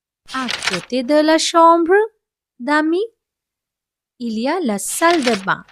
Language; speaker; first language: French; non-native, fluent; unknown